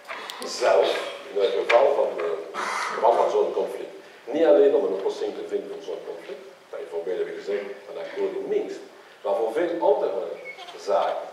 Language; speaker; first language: Dutch; non-native, local second language; French